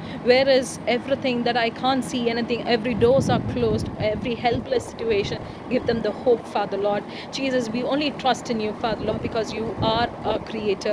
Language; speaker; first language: English; non-native, local second language; Tamil